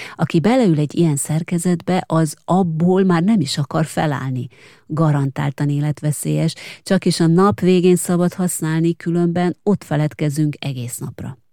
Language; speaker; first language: Hungarian; native; Hungarian